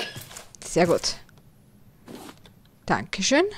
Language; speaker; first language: German; native; German